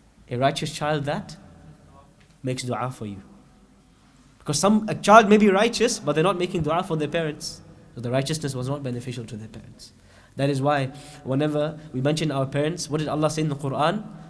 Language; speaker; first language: English; native; English